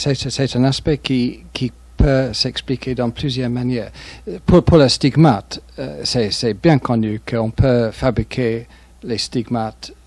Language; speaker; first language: French; non-native, fluent; English